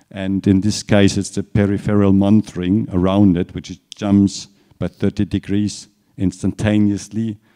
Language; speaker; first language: English; non-native, fluent; German